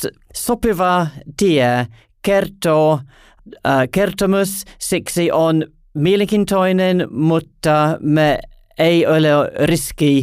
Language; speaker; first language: Finnish; non-native, learner; English